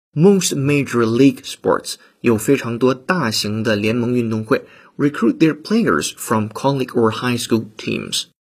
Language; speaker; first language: English; non-native, fluent; Chinese